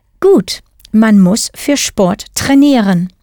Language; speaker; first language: German; non-native, fluent; English